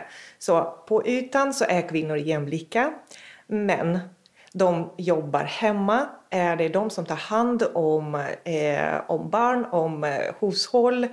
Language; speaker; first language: Swedish; non-native, fluent; Russian